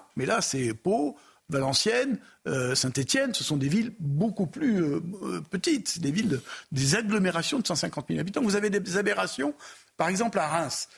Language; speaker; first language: French; native; French